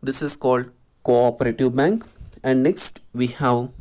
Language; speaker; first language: English; non-native, local second language; Kannada